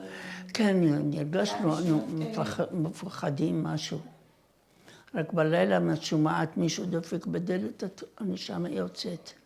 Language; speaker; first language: Hebrew; non-native, fluent; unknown